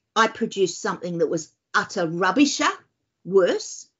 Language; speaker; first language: English; native; English